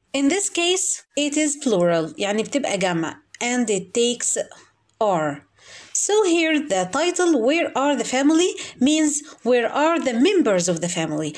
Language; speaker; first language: English; non-native, fluent; Arabic